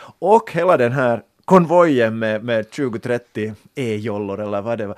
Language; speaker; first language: Swedish; native; Swedish